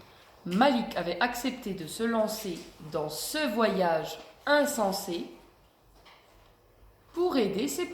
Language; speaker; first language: French; native; French